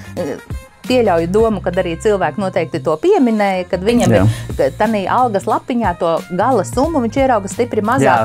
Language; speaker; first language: Latvian; native; Latvian